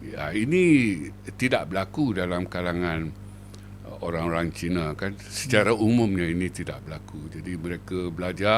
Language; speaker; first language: Malay; native; Malay